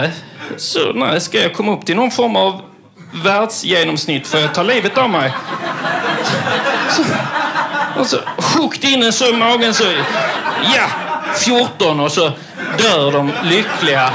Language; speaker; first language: Swedish; native; Swedish